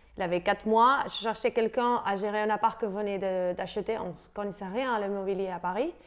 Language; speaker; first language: French; non-native, fluent; Spanish